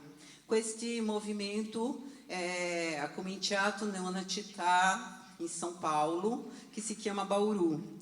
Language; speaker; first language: Italian; non-native, learner; Portuguese